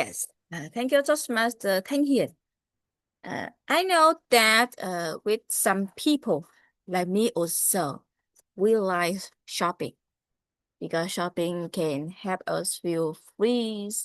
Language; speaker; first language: English; non-native, learner; Vietnamese